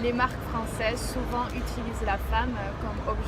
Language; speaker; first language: French; non-native, fluent; Dutch